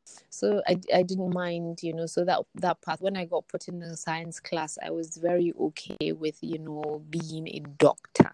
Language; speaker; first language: English; non-native, local second language; Hausa